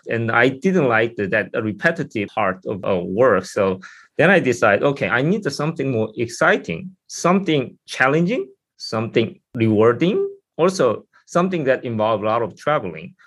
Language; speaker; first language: English; non-native, fluent; Korean